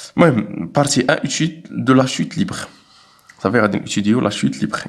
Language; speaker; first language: French; non-native, local second language; Arabic